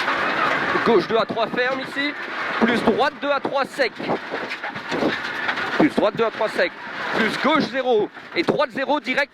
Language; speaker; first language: French; native; French